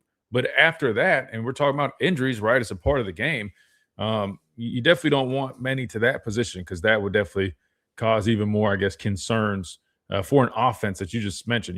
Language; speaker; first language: English; native; English